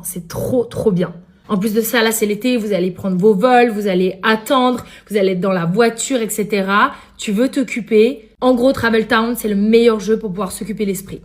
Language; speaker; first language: French; native; French